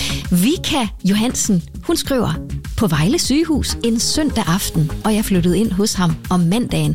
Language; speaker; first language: Danish; native; Danish